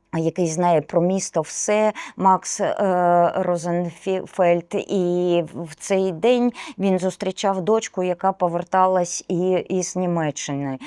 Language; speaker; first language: Ukrainian; non-native, local second language; Russian